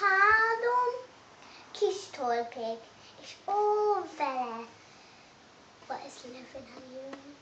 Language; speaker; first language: Hungarian; non-native, learner; English